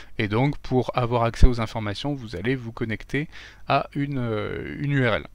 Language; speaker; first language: French; native; French